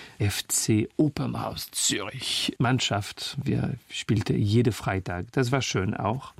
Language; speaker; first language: German; non-native, fluent; French